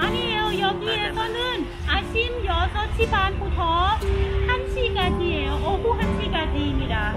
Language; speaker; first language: Korean; non-native, learner; Thai